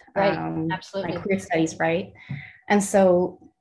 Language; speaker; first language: English; early bilingual, other home language; Chinese